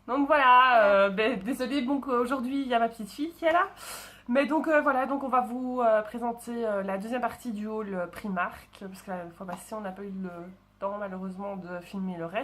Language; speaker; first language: French; native; French